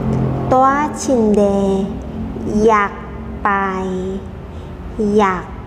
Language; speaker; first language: Thai; non-native, fluent; Burmese